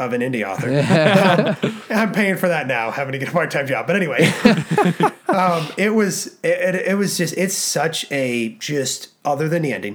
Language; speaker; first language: English; native; English